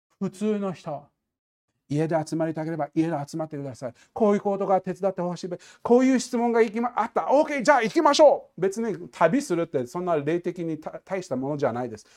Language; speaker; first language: Japanese; non-native, fluent; English